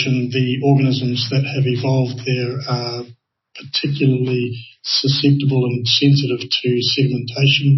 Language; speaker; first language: English; native; English